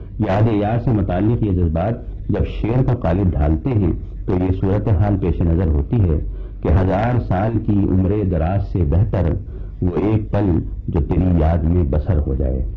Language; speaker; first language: Urdu; native; Urdu